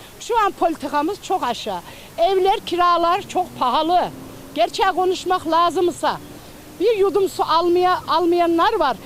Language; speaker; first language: Turkish; native; Turkish